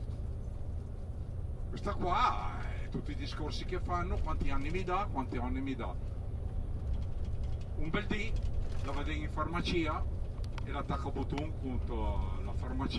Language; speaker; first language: Italian; native; Italian